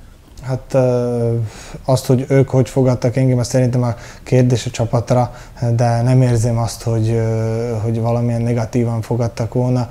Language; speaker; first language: Hungarian; early bilingual, heritage; Hungarian